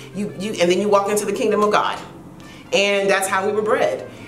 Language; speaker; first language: English; native; English